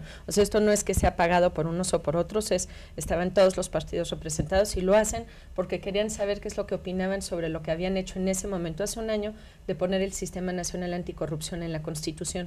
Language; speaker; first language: Spanish; native; Spanish